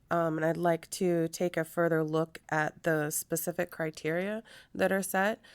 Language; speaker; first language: English; native; English